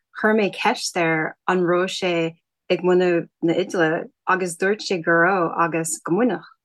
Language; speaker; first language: Irish; non-native, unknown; English